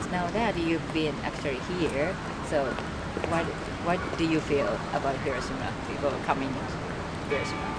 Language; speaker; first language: English; non-native, learner; Japanese